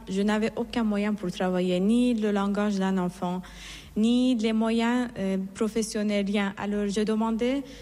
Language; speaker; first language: French; non-native, fluent; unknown